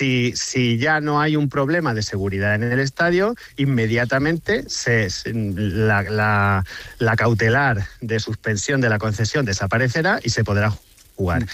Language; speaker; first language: Spanish; native; Spanish